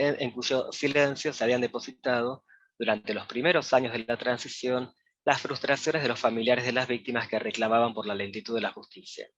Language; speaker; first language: Spanish; native; Spanish